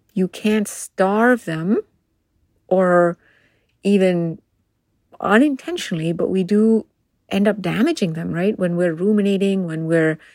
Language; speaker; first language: English; non-native, local second language; Tamil